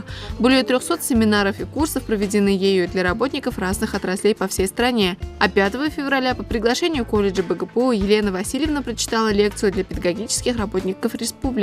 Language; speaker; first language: Russian; native; Russian